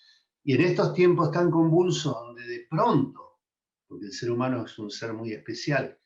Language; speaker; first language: Spanish; native; Spanish